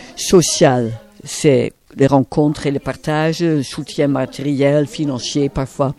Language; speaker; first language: French; native; French